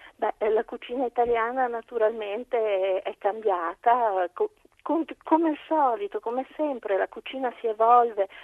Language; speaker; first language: Italian; native; Italian